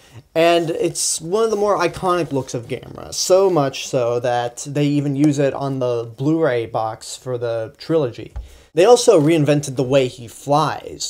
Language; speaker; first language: English; native; English